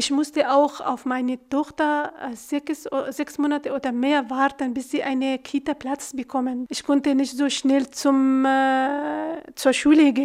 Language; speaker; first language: German; non-native, learner; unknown